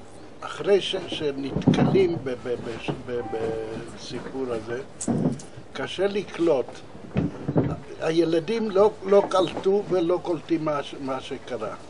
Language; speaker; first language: Hebrew; non-native, fluent; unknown